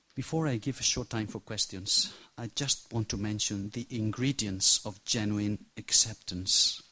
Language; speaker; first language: English; non-native, fluent; Spanish